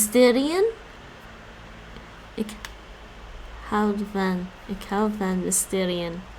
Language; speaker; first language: Dutch; non-native, learner; English